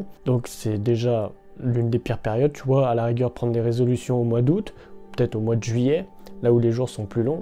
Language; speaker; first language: French; native; French